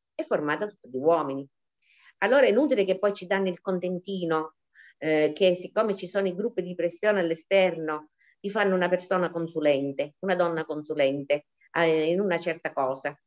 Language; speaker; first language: Italian; native; Italian